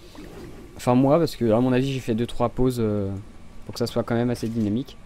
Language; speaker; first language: French; native; French